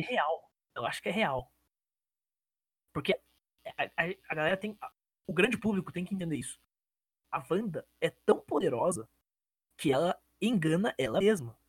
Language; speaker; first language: Portuguese; native; Portuguese